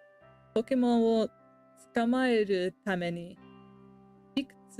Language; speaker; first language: Japanese; non-native, learner; English